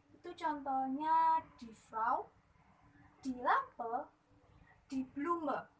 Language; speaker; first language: German; non-native, learner; Indonesian